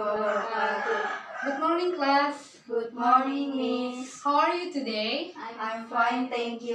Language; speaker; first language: English; non-native, learner; Indonesian